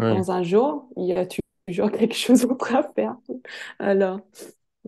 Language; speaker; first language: French; non-native, fluent; English